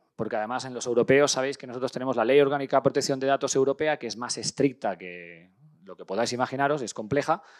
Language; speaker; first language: Spanish; native; Spanish